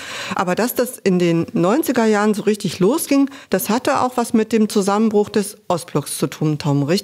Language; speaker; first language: German; native; German